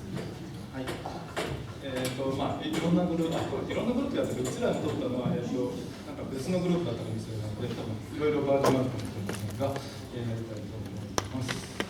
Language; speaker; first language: Japanese; native; Japanese